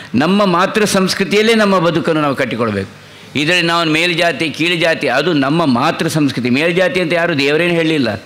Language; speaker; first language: Kannada; non-native, local second language; Tulu